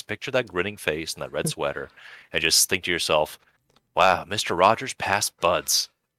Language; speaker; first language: English; early bilingual, other home language; Russian